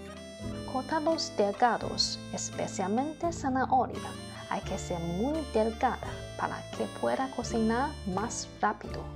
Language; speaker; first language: Spanish; non-native, learner; Chinese